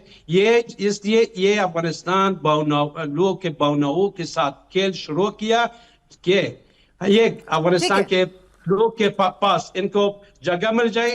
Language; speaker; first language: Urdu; non-native, fluent; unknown